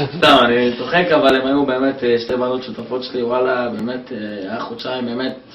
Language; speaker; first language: Hebrew; native; Hebrew